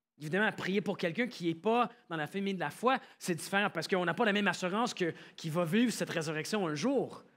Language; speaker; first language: French; native; French